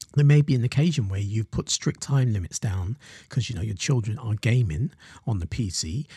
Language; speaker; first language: English; native; English